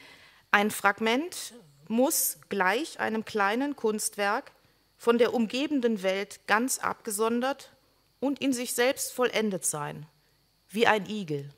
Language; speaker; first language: German; native; German